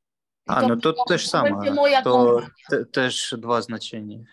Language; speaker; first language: Polish; non-native, learner; Russian